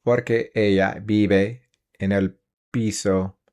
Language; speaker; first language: Spanish; non-native, learner; English